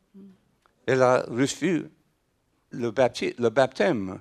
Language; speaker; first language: French; non-native, fluent; English